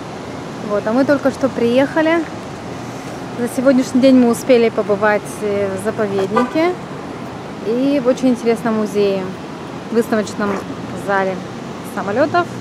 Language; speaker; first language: Russian; native; Russian